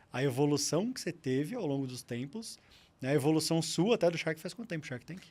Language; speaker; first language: Portuguese; native; Portuguese